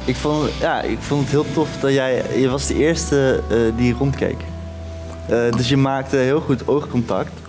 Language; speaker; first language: Dutch; native; Dutch